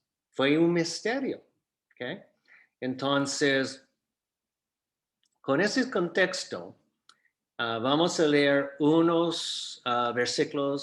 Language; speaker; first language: Spanish; non-native, fluent; English